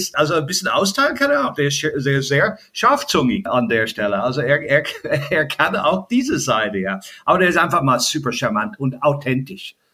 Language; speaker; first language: German; non-native, fluent; English